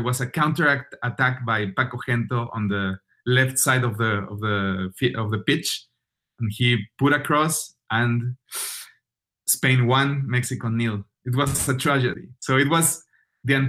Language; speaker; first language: English; non-native, fluent; Spanish